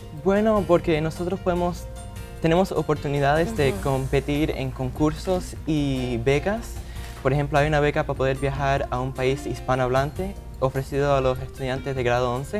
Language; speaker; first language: Spanish; early bilingual, heritage; Spanish